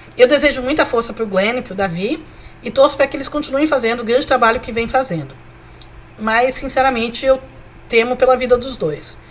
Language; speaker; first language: Portuguese; early bilingual, other home language; Spanish